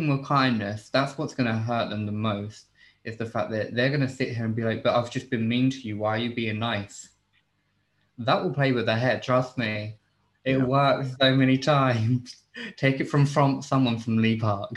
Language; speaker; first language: English; native; English